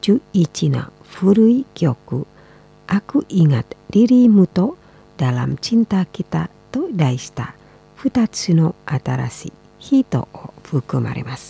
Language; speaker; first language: Japanese; non-native, fluent; Indonesian